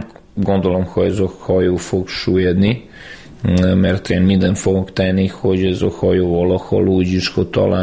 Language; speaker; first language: Hungarian; non-native, fluent; Serbian